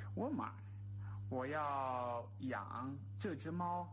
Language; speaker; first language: Chinese; non-native, learner; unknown